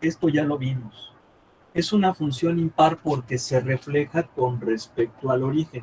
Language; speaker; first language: Spanish; native; Spanish